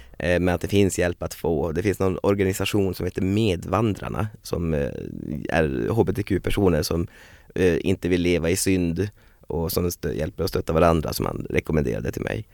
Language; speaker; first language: Swedish; native; Swedish